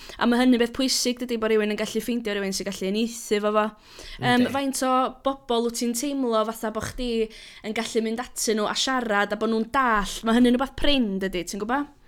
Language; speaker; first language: Welsh; native; Welsh